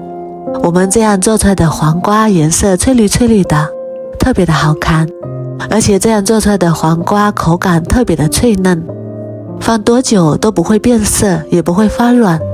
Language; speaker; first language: Chinese; native; Chinese